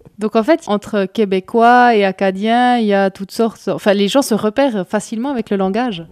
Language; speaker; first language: French; native; French